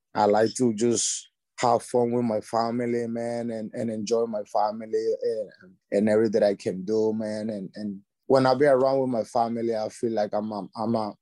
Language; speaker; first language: English; non-native, learner; Spanish